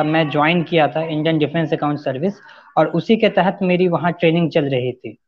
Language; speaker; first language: Hindi; native; Hindi